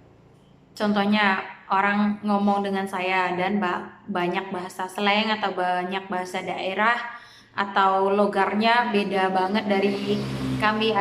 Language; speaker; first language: Indonesian; non-native, fluent; Khmer